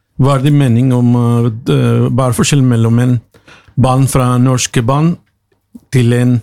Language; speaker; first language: Norwegian; non-native, learner; Spanish